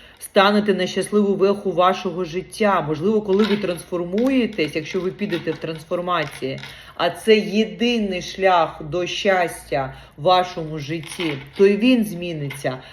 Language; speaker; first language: Ukrainian; non-native, local second language; Russian